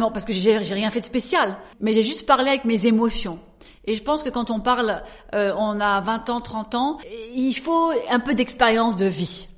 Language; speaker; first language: French; native; French